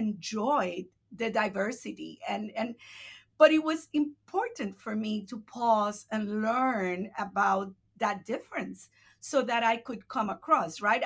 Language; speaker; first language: English; non-native, fluent; Spanish